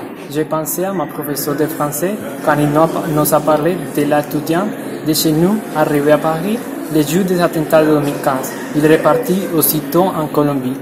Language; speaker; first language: French; non-native, fluent; Spanish